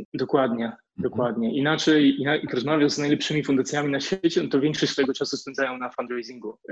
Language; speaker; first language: Polish; native; Polish